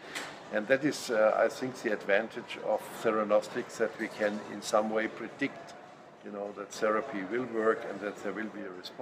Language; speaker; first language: English; non-native, fluent; German